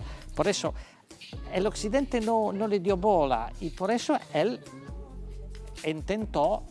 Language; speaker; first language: Spanish; non-native, fluent; Italian